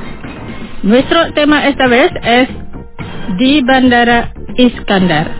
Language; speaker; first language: Spanish; non-native, fluent; Indonesian